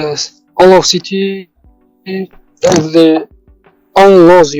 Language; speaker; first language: English; non-native, learner; Tajik